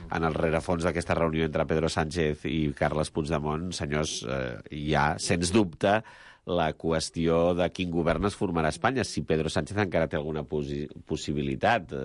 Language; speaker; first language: Catalan; native; Catalan